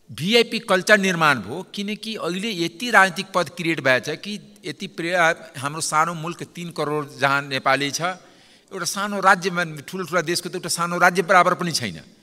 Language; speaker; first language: Nepali; non-native, local second language; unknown